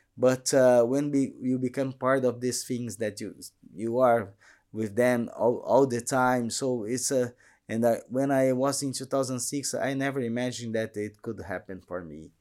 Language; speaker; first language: English; non-native, fluent; Portuguese